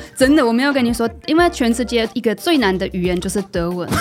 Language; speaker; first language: Chinese; non-native, fluent; German